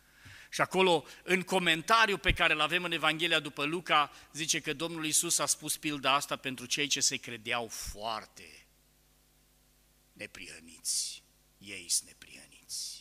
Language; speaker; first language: Romanian; native; Romanian